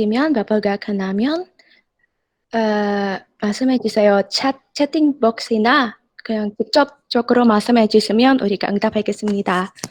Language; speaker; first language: Korean; non-native, fluent; Indonesian